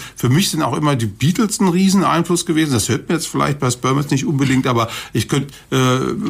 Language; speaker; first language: German; native; German